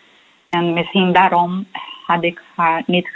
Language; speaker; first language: Dutch; non-native, fluent; Portuguese